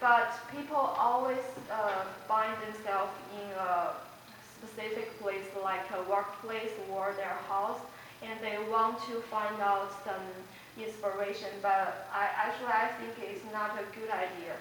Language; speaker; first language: English; non-native, fluent; Chinese